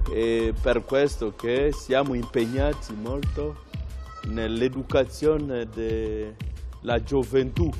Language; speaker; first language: Italian; non-native, fluent; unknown